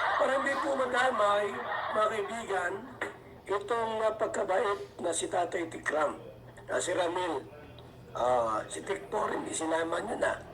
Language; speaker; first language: Filipino; native; Filipino